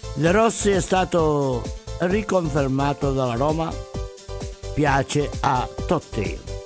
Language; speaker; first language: Italian; native; Italian